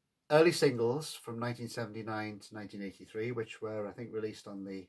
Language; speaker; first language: English; native; English